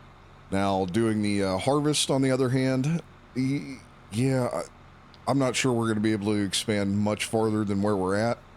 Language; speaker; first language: English; native; English